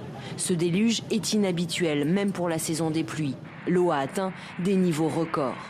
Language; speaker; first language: French; native; French